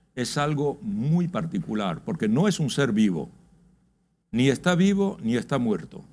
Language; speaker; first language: Spanish; early bilingual, heritage; Spanish